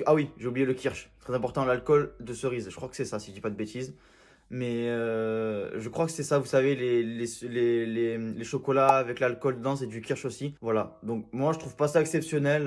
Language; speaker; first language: French; native; French